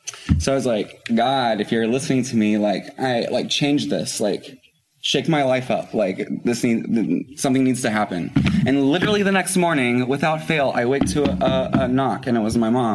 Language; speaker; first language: English; native; English